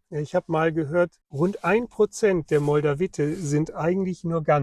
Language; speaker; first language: German; native; German